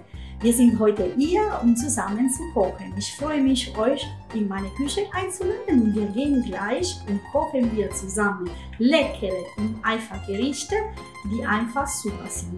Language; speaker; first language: German; non-native, fluent; Italian